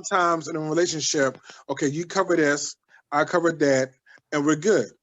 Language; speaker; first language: English; native; English